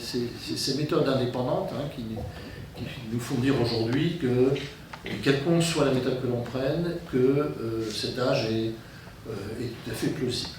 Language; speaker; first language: French; native; French